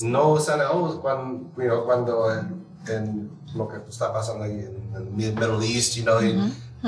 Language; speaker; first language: Spanish; early bilingual, heritage; Spanish